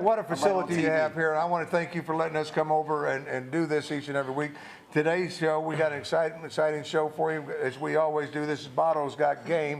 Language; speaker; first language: English; native; English